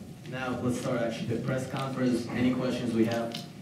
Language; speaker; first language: English; native; English